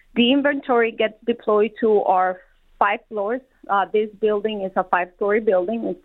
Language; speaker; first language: English; non-native, fluent; Spanish